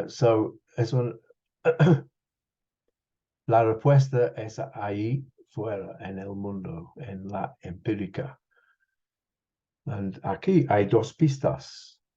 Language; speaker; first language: Spanish; non-native, fluent; English